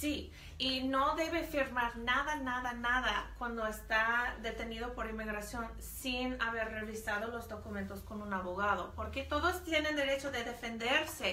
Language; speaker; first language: Spanish; non-native, fluent; English